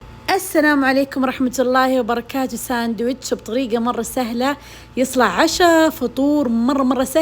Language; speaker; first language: Arabic; native; Arabic